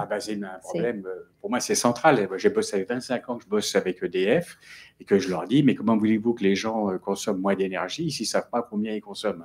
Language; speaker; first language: French; native; French